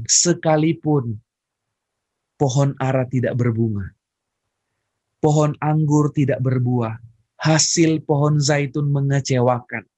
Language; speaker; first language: Indonesian; native; Indonesian